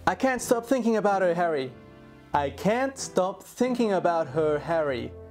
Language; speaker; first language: English; native; English